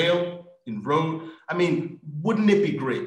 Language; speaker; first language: English; non-native, local second language; Yoruba